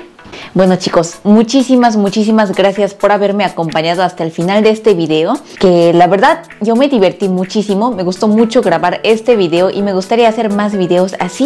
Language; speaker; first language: Spanish; early bilingual, other home language; Korean